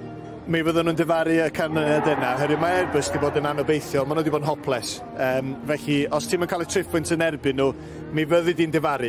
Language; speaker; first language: Welsh; native; Welsh